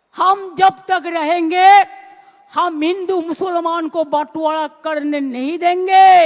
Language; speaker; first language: Hindi; non-native, local second language; Bangla